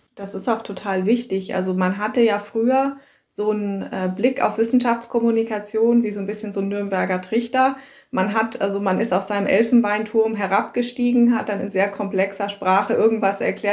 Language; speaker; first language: German; native; German